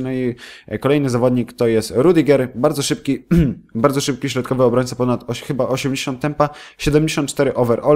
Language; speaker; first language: Polish; native; Polish